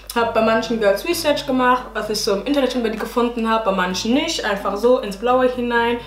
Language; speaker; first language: German; native; German